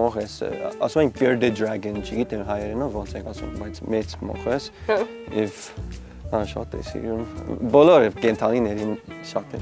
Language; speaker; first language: Armenian; non-native, learner; English